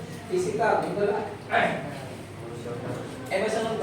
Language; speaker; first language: English; non-native, fluent; Indonesian